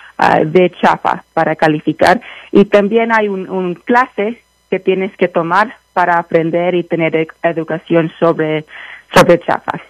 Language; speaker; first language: Spanish; early bilingual, heritage; Spanish